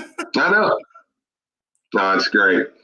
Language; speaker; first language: English; native; English